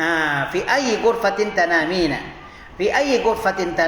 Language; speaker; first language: Arabic; non-native, fluent; Indonesian